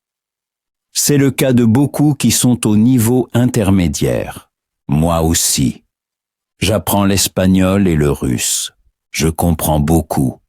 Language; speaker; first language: French; non-native, fluent; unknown